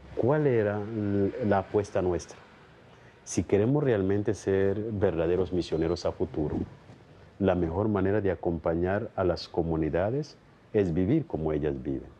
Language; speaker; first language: Spanish; non-native, fluent; Kikuyu